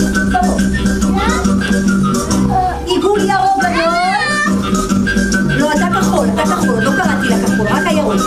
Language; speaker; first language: Hebrew; native; Hebrew